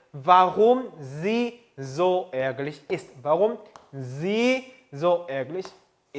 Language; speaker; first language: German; non-native, fluent; Korean